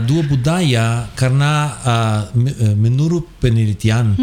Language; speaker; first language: Indonesian; non-native, fluent; Portuguese